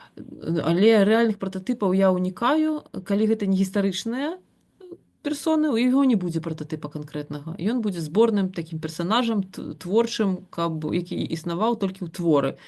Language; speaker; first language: Belarusian; non-native, local second language; Russian